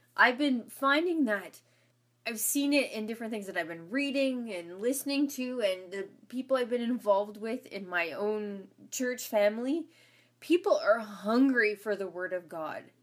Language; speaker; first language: English; native; English